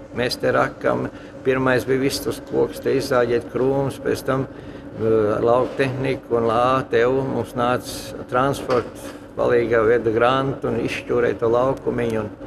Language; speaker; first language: Latvian; native; Latvian